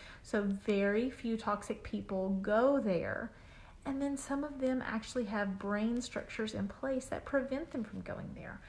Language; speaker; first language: English; native; English